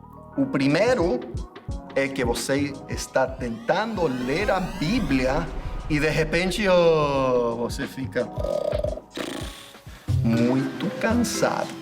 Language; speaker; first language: Portuguese; non-native, fluent; English